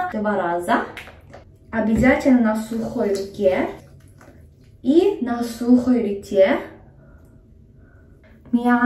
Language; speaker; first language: Russian; non-native, fluent; Korean